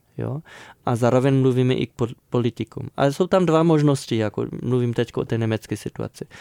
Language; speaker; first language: Czech; non-native, fluent; German